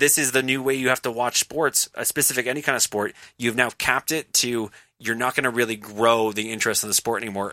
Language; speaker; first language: English; native; English